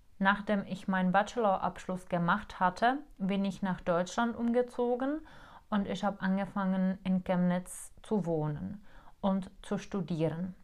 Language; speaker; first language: German; non-native, fluent; Czech